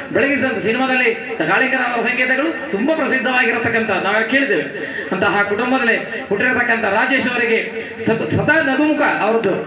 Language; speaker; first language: Kannada; native; Kannada